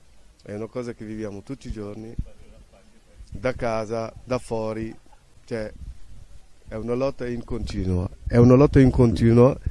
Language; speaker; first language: Italian; non-native, fluent; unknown